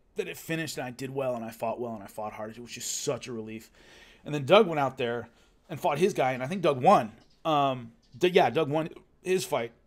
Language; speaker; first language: English; native; English